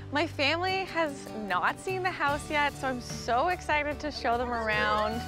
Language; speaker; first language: English; native; English